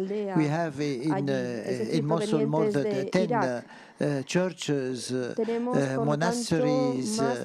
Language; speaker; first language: English; non-native, fluent; Arabic